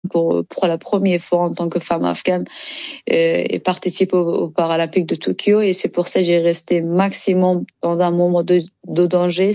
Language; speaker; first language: French; non-native, learner; Persian